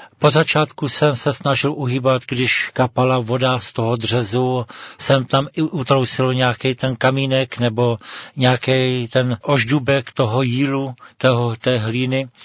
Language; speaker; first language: Czech; native; Czech